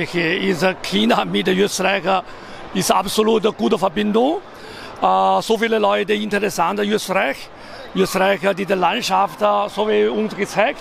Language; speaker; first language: German; non-native, learner; Chinese